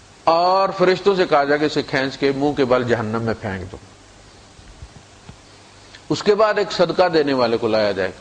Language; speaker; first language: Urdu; non-native, local second language; Punjabi